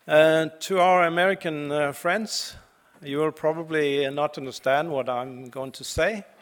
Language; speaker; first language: English; non-native, fluent; Norwegian